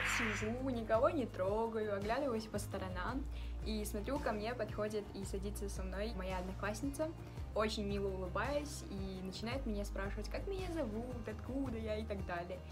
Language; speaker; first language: Russian; early bilingual, other home language; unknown